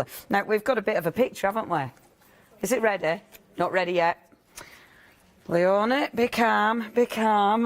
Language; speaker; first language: English; native; English